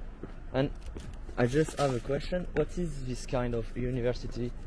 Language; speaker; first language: English; non-native, learner; French